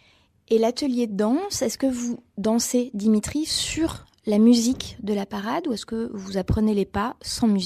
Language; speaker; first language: French; native; French